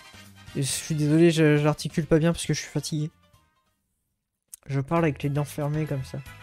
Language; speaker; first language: French; native; French